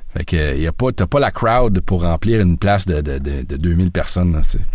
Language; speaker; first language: French; native; French